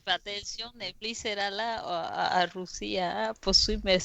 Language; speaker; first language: French; non-native, fluent; Spanish